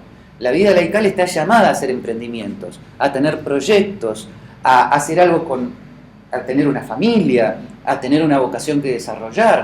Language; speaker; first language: Spanish; native; Spanish